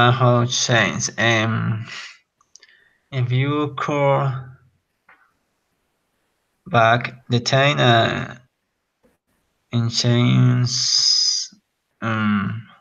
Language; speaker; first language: English; non-native, learner; Spanish